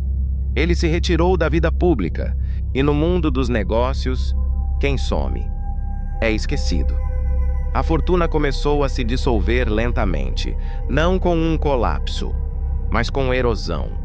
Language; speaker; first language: Portuguese; native; Portuguese